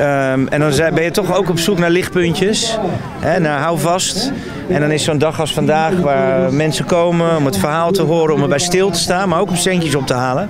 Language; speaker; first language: Dutch; native; Dutch